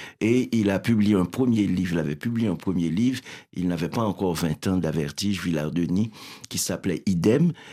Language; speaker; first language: French; non-native, local second language; Haitian Creole